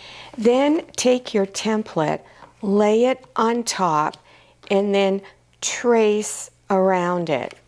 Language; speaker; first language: English; native; English